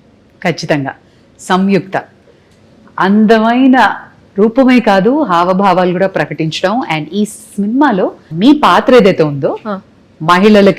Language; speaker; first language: Telugu; native; Telugu